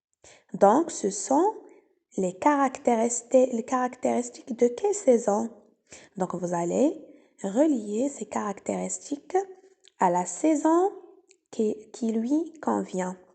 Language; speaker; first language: French; non-native, local second language; Arabic